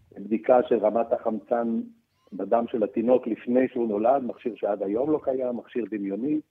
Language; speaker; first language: Hebrew; early bilingual, other home language; French